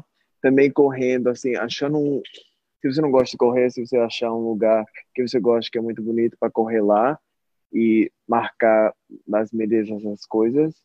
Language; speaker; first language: Portuguese; early bilingual, heritage; Portuguese